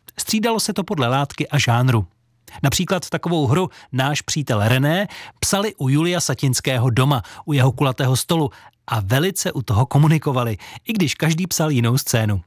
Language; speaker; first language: Czech; native; Czech